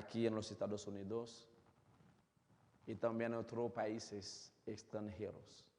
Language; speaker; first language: Spanish; non-native, fluent; Haitian Creole